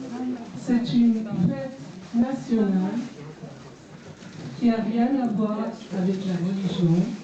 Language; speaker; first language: French; non-native, fluent; Persian